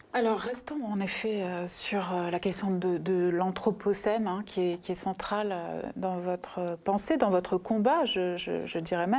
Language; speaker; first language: French; native; French